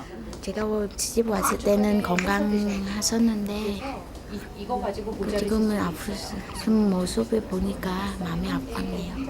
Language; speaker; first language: Korean; non-native, fluent; Vietnamese